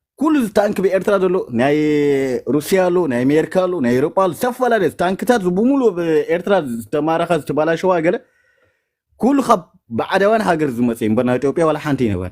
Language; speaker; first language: Tigrinya; native; Tigrinya